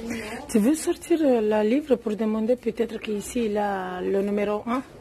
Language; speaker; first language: French; non-native, learner; Romanian